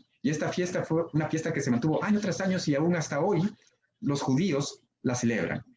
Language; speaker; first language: Spanish; native; Spanish